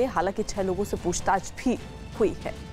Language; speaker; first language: Hindi; native; Hindi